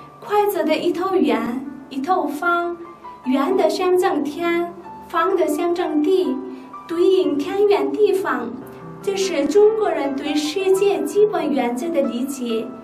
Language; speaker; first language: Chinese; non-native, fluent; Nepali